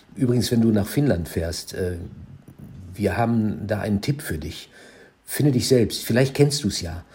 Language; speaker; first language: German; native; German